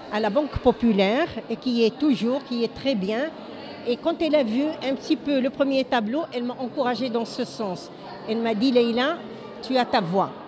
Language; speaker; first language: French; non-native, local second language; Arabic